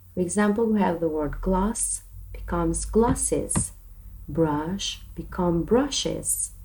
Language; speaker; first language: English; non-native, fluent; Albanian